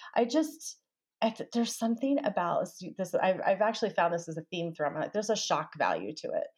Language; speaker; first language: English; native; English